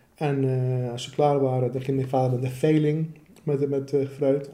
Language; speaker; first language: Dutch; early bilingual, other home language; Arabic